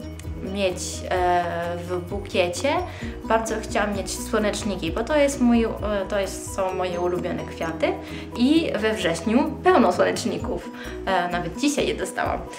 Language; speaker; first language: Polish; early bilingual, heritage; Polish